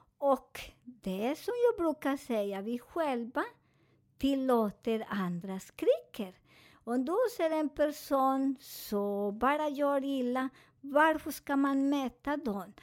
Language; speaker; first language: Swedish; non-native, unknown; Spanish